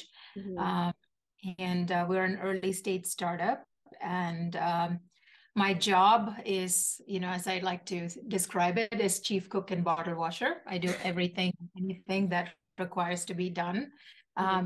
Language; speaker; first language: English; non-native, local second language; Malayalam